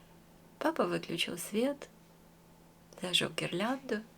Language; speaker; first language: Russian; native; Russian